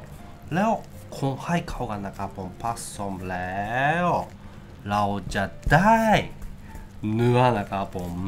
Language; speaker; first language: Thai; non-native, learner; Japanese